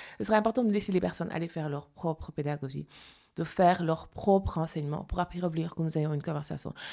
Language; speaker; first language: French; non-native, local second language; Fula